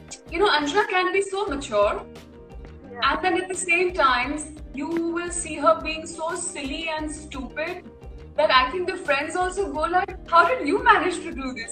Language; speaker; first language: English; non-native, local second language; Hindi